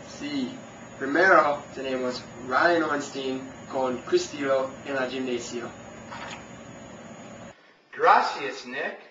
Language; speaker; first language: Spanish; non-native, learner; English